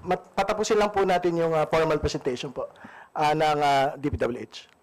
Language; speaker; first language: Filipino; native; Filipino